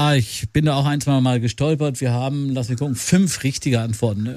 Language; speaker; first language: German; native; German